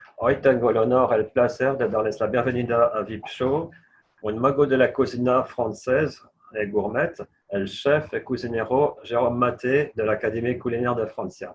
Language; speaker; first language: Spanish; non-native, learner; French